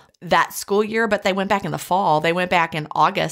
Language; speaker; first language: English; native; English